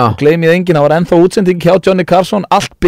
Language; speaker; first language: Icelandic; native; Icelandic